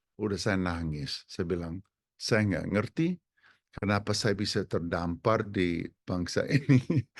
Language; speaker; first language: Indonesian; non-native, fluent; English